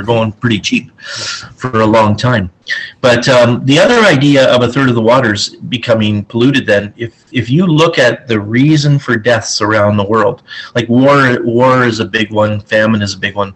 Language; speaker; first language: English; native; English